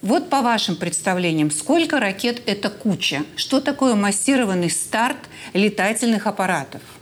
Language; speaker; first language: Russian; native; Russian